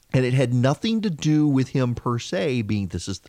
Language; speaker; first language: English; native; English